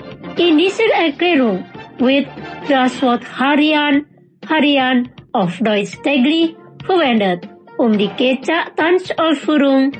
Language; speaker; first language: German; non-native, fluent; Indonesian